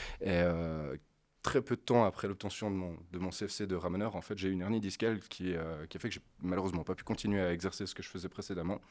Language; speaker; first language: French; native; French